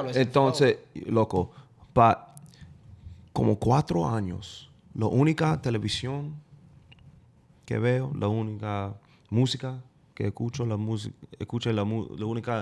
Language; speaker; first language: Spanish; non-native, fluent; English